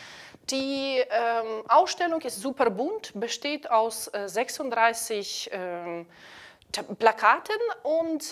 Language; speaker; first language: German; non-native, fluent; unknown